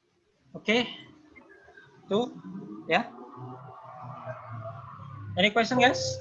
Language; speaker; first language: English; non-native, fluent; Indonesian